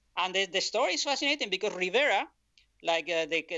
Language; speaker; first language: English; non-native, fluent; Spanish